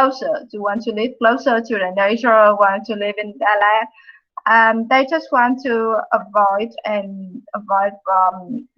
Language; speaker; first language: English; non-native, fluent; Vietnamese